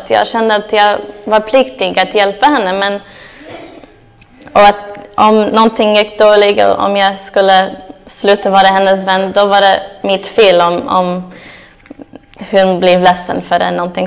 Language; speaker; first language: Swedish; non-native, fluent; English